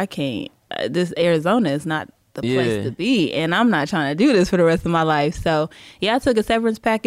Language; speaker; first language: English; native; English